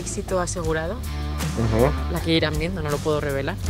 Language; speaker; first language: Spanish; native; Spanish